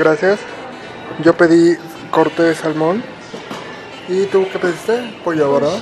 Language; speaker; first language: Spanish; native; Spanish